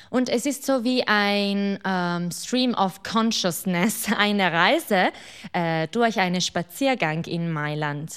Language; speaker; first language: German; non-native, fluent; Italian